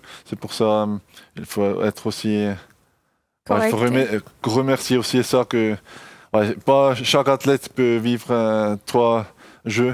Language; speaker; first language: French; non-native, local second language; German